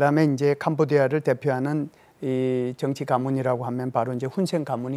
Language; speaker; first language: Korean; native; Korean